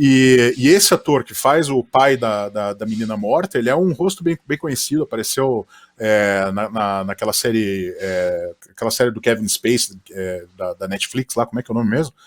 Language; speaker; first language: Portuguese; native; Portuguese